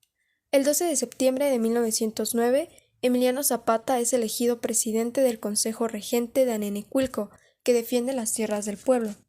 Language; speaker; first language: Spanish; native; Spanish